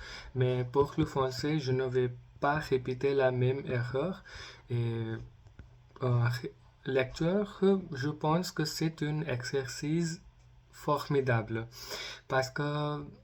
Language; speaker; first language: French; non-native, learner; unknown